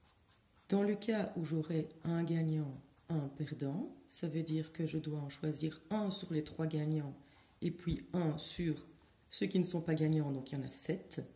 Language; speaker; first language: French; native; French